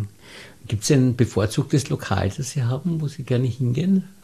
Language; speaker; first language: German; native; German